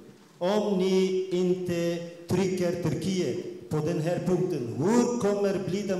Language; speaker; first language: Swedish; non-native, fluent; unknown